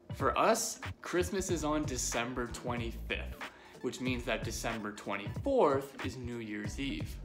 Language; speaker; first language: English; native; English